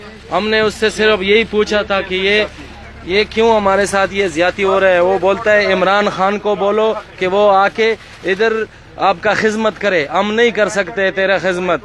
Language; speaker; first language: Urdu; non-native, local second language; Pashto